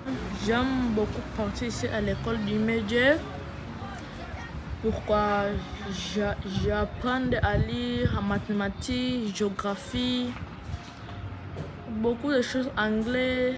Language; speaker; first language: French; non-native, learner; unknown